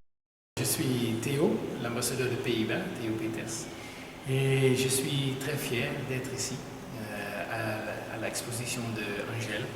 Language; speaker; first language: French; non-native, fluent; Dutch